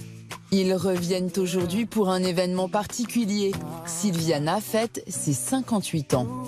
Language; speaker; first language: French; native; French